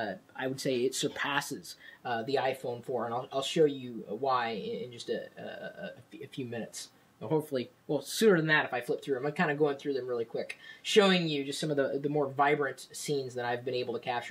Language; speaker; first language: English; native; English